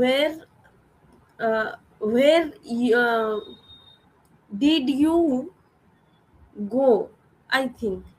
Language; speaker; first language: English; non-native, learner; Odia